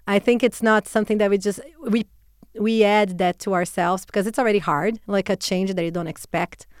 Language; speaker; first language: English; non-native, fluent; Portuguese